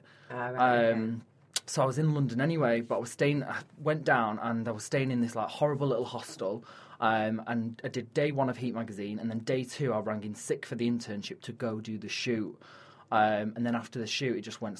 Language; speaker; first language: English; native; English